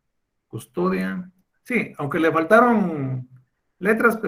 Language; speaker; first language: Spanish; native; Spanish